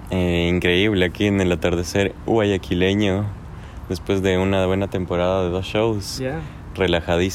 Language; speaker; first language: Spanish; native; Spanish